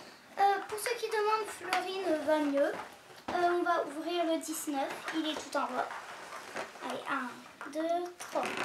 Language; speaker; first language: French; native; French